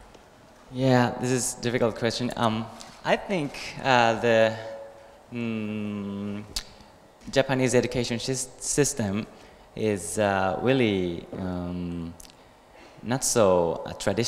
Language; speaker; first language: English; non-native, learner; Japanese